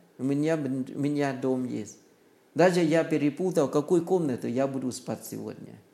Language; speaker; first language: Russian; non-native, learner; Thai